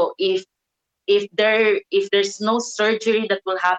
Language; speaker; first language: English; non-native, local second language; Cebuano